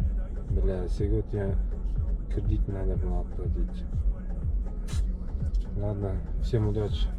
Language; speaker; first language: Russian; non-native, learner; Uzbek